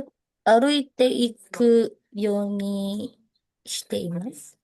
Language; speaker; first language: Japanese; non-native, learner; Filipino